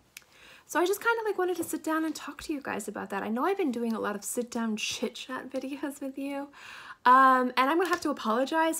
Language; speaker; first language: English; native; English